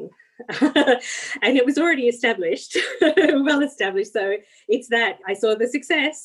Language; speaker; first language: English; native; English